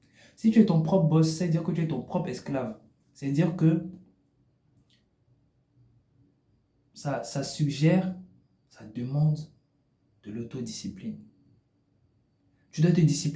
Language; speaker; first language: French; native; French